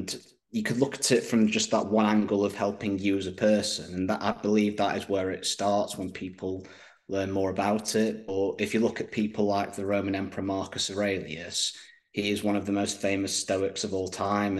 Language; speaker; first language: English; native; English